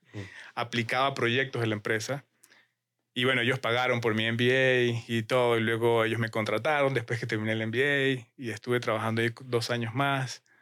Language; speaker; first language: Spanish; native; Spanish